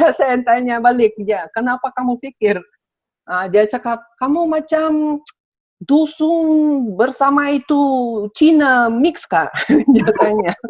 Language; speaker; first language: Malay; non-native, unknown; Russian